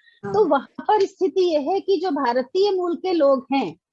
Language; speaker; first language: Hindi; native; Hindi